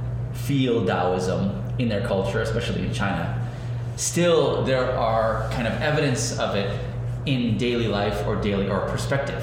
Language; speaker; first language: English; native; English